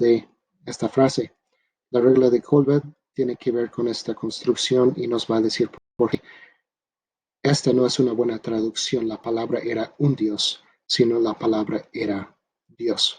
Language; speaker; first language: Spanish; non-native, fluent; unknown